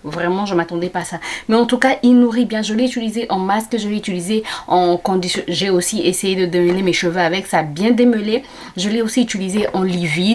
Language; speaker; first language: French; native; French